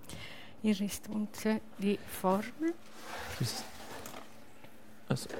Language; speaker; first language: German; non-native, learner; Italian